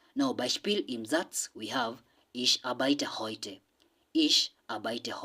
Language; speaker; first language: German; non-native, learner; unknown